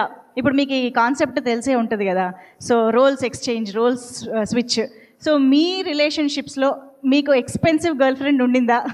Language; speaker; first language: Telugu; native; Telugu